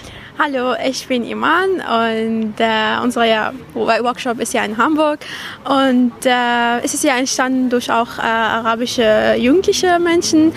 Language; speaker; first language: German; non-native, fluent; Arabic